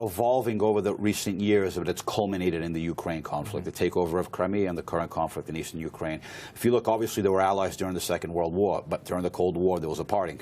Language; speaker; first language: English; native; English